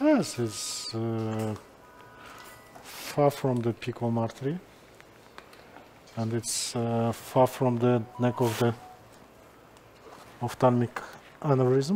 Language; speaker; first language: English; non-native, fluent; Kazakh